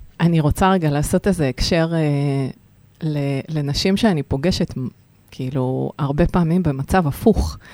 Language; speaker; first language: Hebrew; early bilingual, other home language; Russian